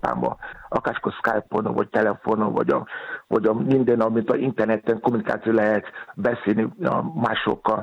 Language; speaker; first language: Hungarian; non-native, fluent; Yoruba